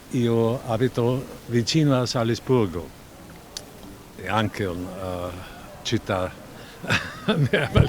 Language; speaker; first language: Italian; non-native, learner; German